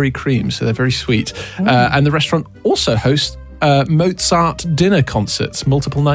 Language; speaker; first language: English; native; English